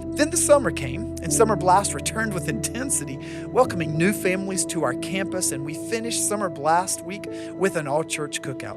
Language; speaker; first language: English; native; English